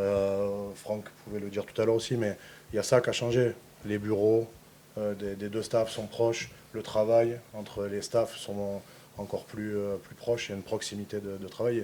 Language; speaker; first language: French; native; French